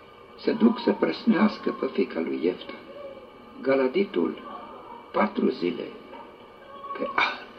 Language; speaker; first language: Romanian; native; Romanian